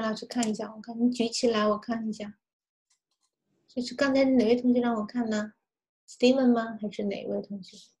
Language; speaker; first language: Chinese; native; Chinese